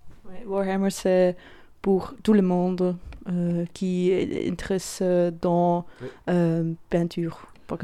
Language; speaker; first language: French; non-native, learner; Dutch